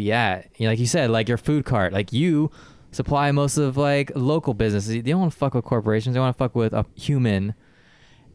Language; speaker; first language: English; native; English